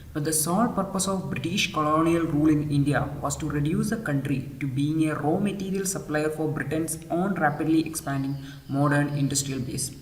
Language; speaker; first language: English; non-native, local second language; Malayalam